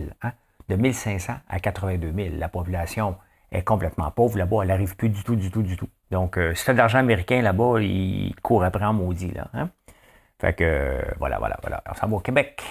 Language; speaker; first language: French; native; French